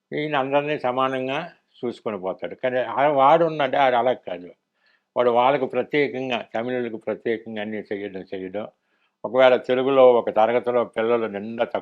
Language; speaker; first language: Telugu; early bilingual, heritage; Telugu